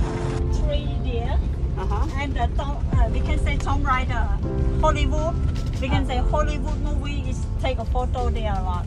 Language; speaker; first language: English; non-native, learner; Khmer